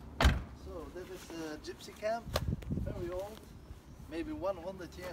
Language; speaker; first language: English; non-native, learner; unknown